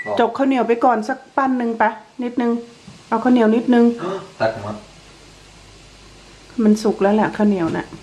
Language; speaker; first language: Thai; native; Thai